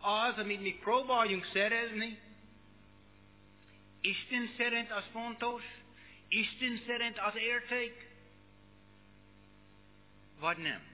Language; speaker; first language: Hungarian; non-native, learner; English